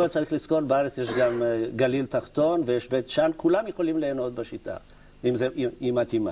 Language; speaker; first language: Hebrew; native; Hebrew